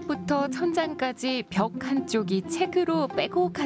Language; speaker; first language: Korean; native; Korean